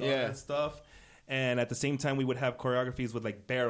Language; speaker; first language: English; native; English